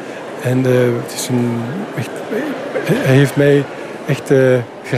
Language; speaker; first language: Dutch; non-native, fluent; French